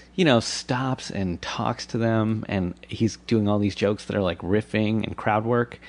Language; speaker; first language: English; native; English